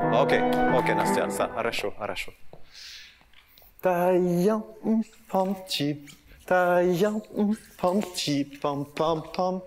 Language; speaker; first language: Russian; non-native, learner; French